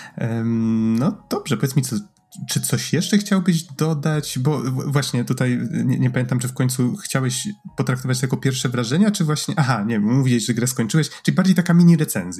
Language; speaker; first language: Polish; native; Polish